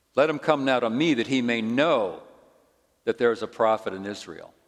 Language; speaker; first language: English; native; English